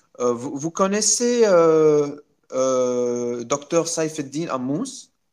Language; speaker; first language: French; non-native, local second language; Arabic